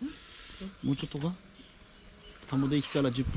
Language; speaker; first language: Japanese; non-native, learner; Javanese